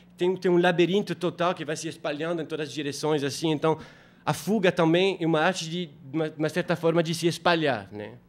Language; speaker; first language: Portuguese; non-native, fluent; French